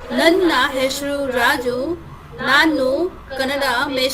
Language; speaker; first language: Kannada; non-native, learner; Bhojpuri